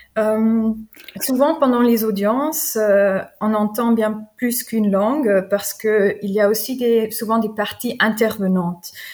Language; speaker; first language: French; non-native, fluent; German